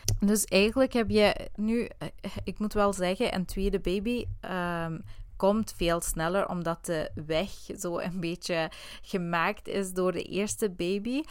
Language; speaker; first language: Dutch; native; Dutch